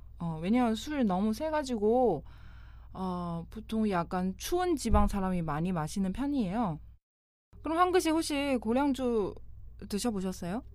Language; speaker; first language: Korean; non-native, fluent; Chinese